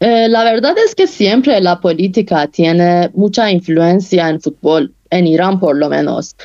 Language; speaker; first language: Spanish; non-native, fluent; Persian